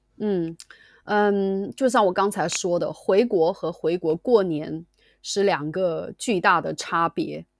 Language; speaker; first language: Chinese; native; Chinese